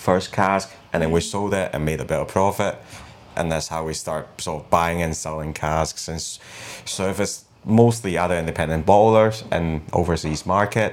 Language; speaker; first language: English; non-native, local second language; Cantonese